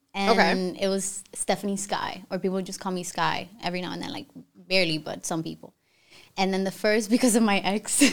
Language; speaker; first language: English; early bilingual, other home language; Spanish